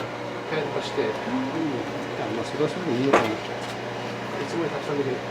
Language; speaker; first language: Japanese; native; Japanese